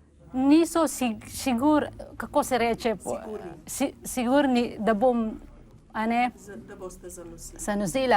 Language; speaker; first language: Slovenian; non-native, learner; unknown